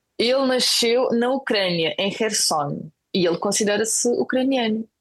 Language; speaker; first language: Portuguese; early bilingual, other home language; Ukrainian